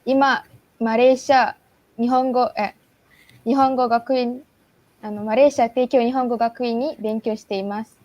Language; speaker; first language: Japanese; non-native, learner; Malay